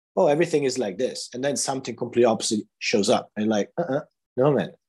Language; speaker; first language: English; non-native, fluent; Italian